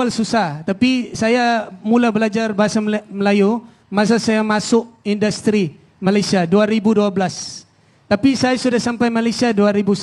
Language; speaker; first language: Indonesian; non-native, fluent; Filipino